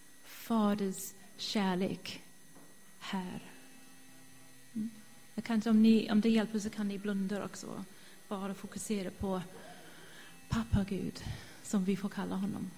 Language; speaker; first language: Swedish; non-native, fluent; English